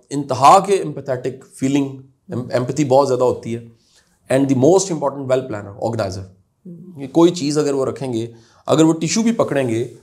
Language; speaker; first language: Urdu; non-native, local second language; Punjabi